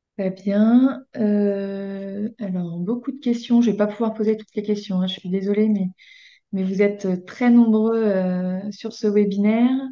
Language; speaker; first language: French; native; French